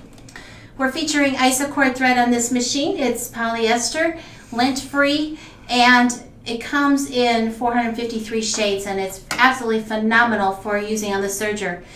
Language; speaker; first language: English; native; English